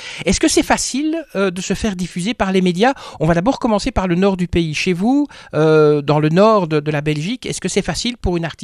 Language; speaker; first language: French; native; French